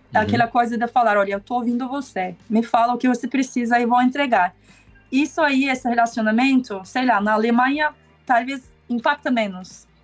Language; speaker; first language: Portuguese; non-native, fluent; Turkish